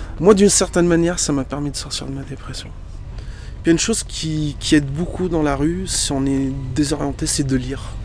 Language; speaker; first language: French; early bilingual, other home language; Arabic